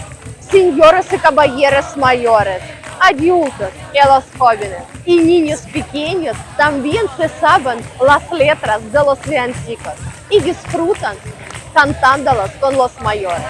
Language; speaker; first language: Spanish; non-native, learner; Ukrainian